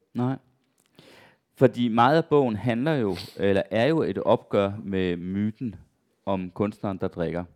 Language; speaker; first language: Danish; native; Danish